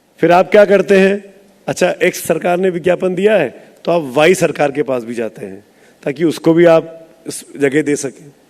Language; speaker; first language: Hindi; native; Hindi